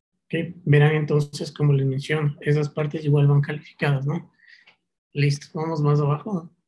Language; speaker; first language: Spanish; native; Spanish